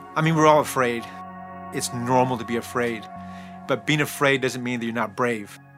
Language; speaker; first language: English; native; English